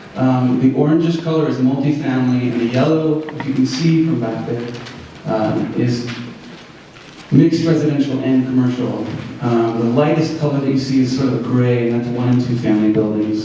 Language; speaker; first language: English; native; English